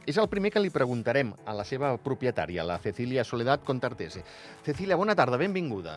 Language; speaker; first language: Catalan; native; Catalan